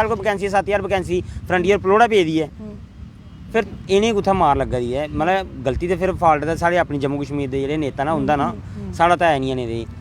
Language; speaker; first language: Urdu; non-native, local second language; Dogri